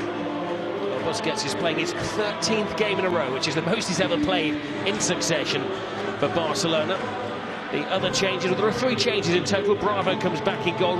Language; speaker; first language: English; native; English